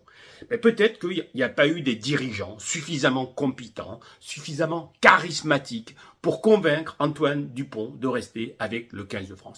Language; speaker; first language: French; native; French